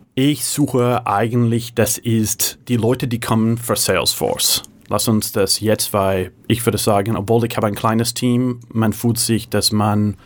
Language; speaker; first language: German; non-native, fluent; English